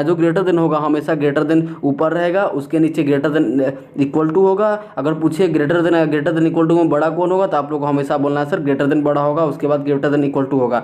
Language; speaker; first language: Hindi; native; Hindi